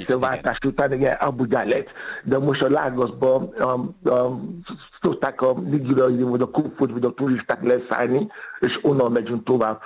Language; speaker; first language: Hungarian; non-native, fluent; Yoruba